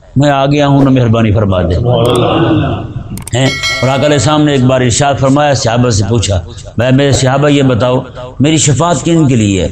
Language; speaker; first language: Urdu; non-native, local second language; Punjabi